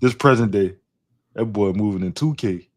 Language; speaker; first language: English; native; English